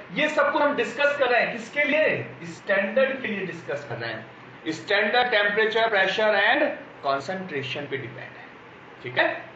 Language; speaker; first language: Hindi; native; Hindi